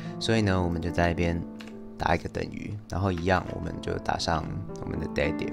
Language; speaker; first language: Chinese; native; Chinese